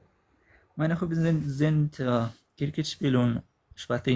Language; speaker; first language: German; non-native, learner; Pashto